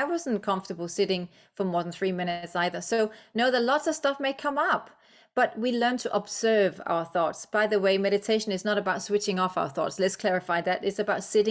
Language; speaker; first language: English; non-native, fluent; Danish